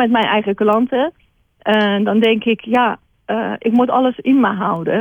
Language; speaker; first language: Dutch; non-native, fluent; Persian